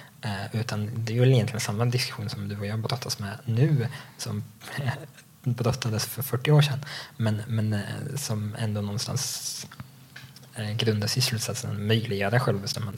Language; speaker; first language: Swedish; native; Swedish